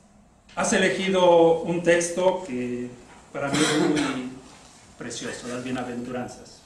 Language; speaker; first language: Spanish; native; Spanish